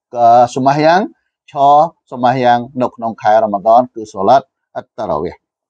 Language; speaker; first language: Khmer; non-native, local second language; Western Cham